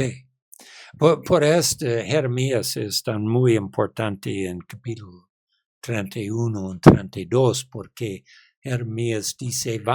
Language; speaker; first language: Spanish; non-native, learner; English